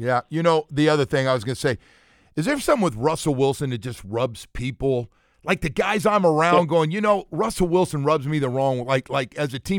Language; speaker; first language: English; native; English